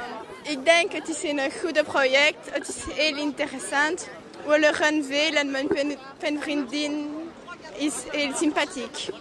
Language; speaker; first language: Dutch; non-native, learner; French